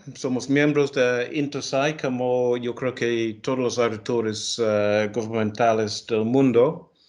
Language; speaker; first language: Spanish; non-native, fluent; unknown